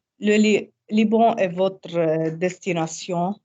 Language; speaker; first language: French; non-native, learner; Arabic